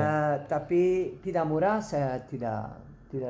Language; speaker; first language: Indonesian; non-native, learner; Dutch